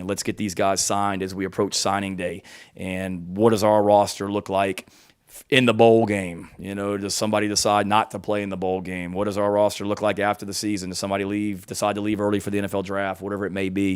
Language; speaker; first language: English; native; English